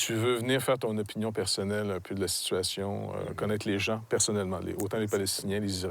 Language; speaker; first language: French; native; French